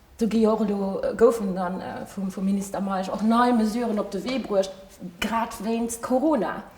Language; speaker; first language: Luxembourgish; early bilingual, other home language; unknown